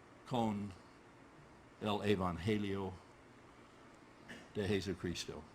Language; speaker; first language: Spanish; non-native, learner; English